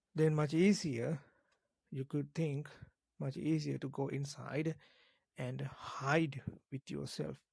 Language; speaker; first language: English; non-native, local second language; Sinhala